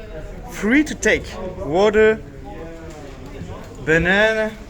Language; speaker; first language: English; non-native, learner; French